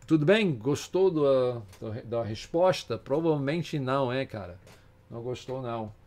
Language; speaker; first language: Portuguese; non-native, fluent; English